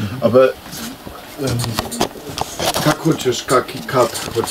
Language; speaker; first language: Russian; non-native, learner; German